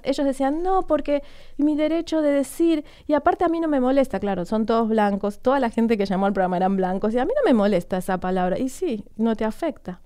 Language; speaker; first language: Spanish; native; Spanish